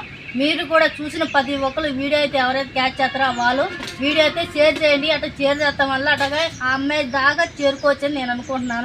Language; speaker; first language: Telugu; native; Telugu